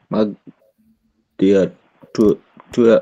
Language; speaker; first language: German; non-native, learner; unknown